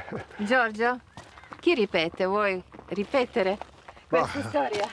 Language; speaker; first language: Italian; non-native, learner; Serbian